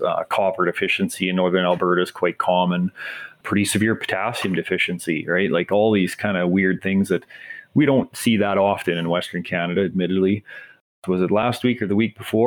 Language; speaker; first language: English; native; English